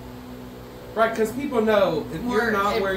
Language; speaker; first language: English; native; English